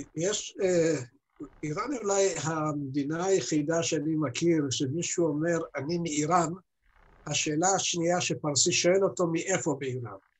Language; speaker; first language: Hebrew; early bilingual, other home language; Persian